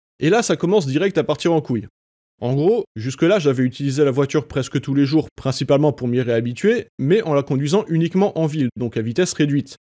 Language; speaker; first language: French; native; French